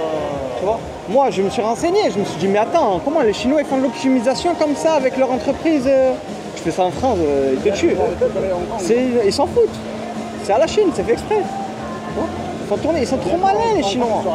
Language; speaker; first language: French; native; French